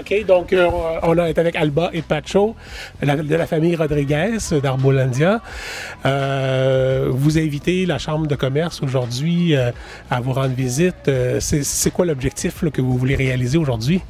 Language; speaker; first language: French; native; French